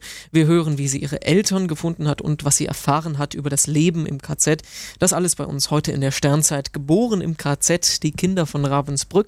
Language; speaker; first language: German; native; German